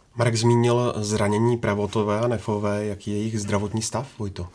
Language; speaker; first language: Czech; native; Czech